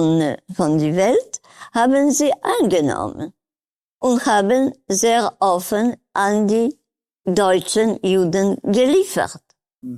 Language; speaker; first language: German; non-native, learner; Polish